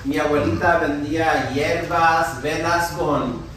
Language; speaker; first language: Spanish; early bilingual, heritage; Spanish